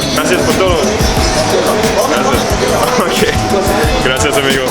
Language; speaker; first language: Spanish; non-native, learner; English